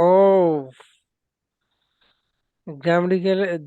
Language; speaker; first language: English; non-native, learner; Bangla